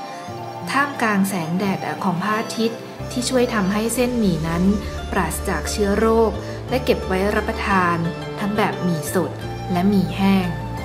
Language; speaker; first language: Thai; native; Thai